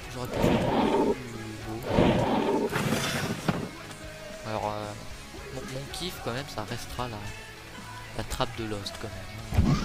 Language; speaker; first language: French; native; French